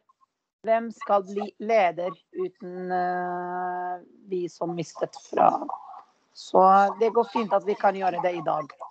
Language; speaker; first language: Norwegian; non-native, fluent; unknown